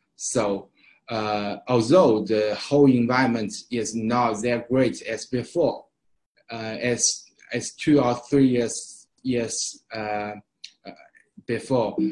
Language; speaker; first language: English; non-native, fluent; Chinese